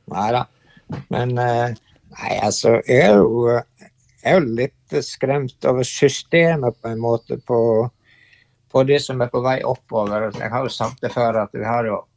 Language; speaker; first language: Norwegian; native; Norwegian